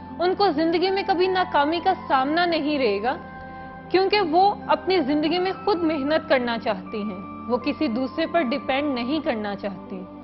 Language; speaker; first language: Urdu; native; Urdu